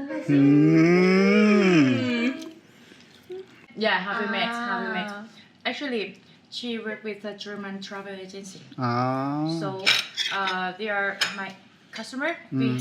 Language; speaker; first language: English; non-native, learner; Thai